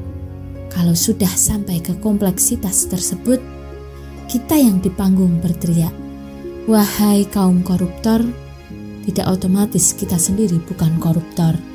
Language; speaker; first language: Indonesian; native; Indonesian